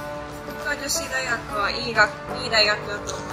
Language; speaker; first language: Japanese; non-native, fluent; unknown